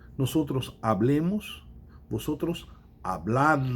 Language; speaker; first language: Spanish; non-native, fluent; Portuguese